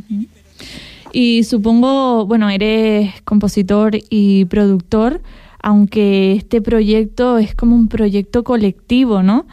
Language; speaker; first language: Spanish; native; Spanish